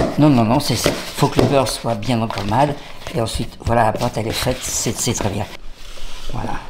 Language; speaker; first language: French; native; French